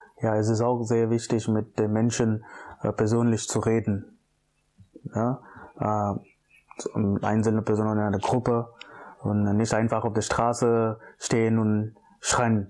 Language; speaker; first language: German; non-native, fluent; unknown